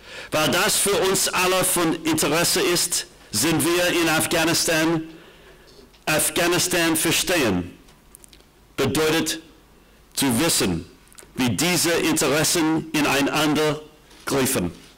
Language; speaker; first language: German; non-native, learner; English